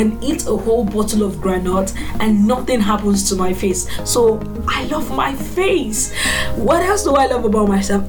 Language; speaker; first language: English; non-native, local second language; Igbo